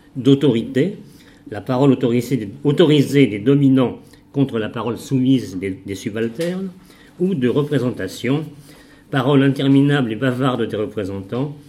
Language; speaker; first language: French; native; French